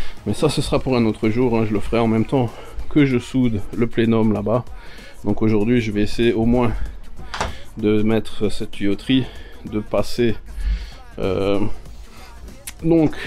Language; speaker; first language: French; native; French